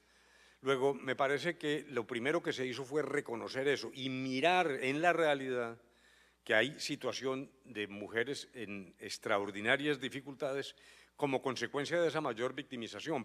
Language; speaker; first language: Spanish; native; Spanish